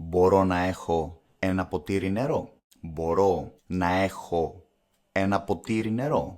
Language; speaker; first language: Greek; non-native, learner; English